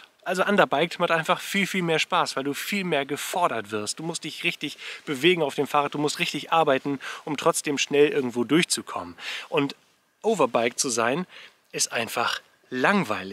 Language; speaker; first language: German; native; German